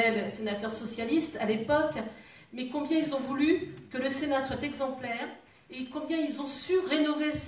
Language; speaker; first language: French; native; French